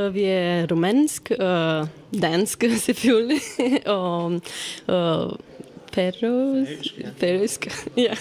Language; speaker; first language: Danish; non-native, learner; Romanian